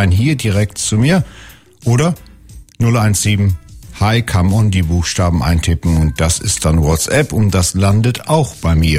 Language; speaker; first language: German; native; German